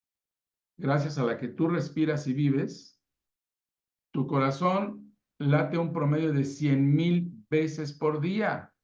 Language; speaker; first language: Spanish; native; Spanish